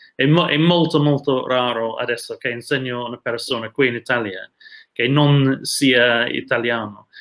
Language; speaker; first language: Italian; non-native, fluent; English